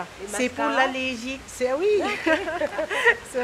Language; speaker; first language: French; non-native, local second language; Arabic